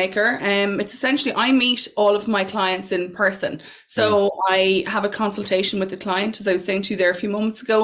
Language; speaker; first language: English; native; English